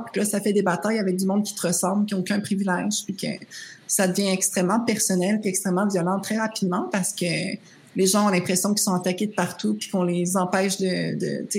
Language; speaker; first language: French; native; French